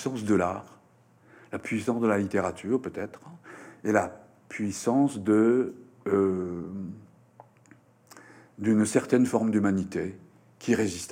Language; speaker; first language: French; non-native, fluent; Japanese